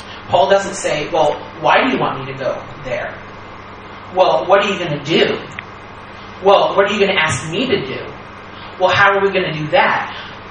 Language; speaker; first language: English; native; English